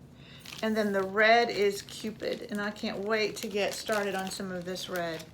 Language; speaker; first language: English; native; English